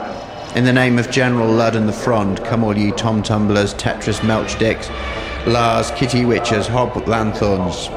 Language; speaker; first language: English; native; English